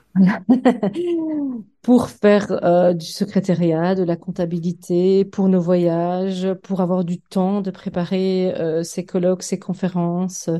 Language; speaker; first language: French; native; French